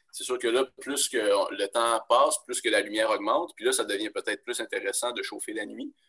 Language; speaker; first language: French; native; French